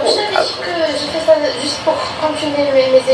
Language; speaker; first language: French; non-native, learner; Arabic